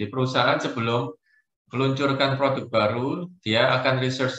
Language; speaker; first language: Indonesian; native; Indonesian